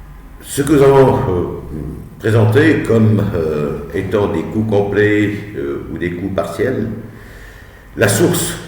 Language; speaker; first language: French; non-native, local second language; Arabic